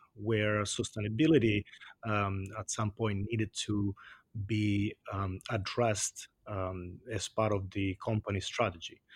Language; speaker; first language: English; non-native, fluent; Italian